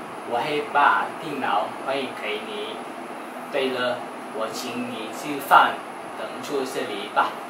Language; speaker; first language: Chinese; non-native, learner; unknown